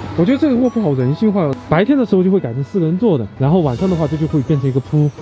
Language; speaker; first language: Chinese; native; Chinese